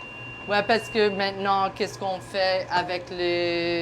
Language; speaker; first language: French; non-native, local second language; English